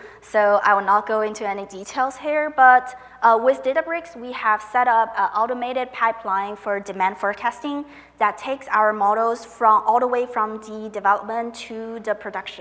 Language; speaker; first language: English; non-native, fluent; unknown